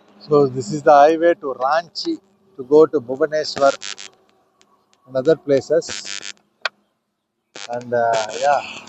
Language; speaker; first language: English; non-native, local second language; Tamil